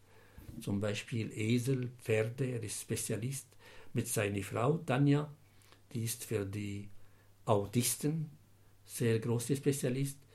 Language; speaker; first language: German; non-native, fluent; Arabic